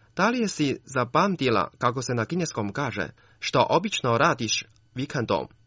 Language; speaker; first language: Croatian; non-native, fluent; Chinese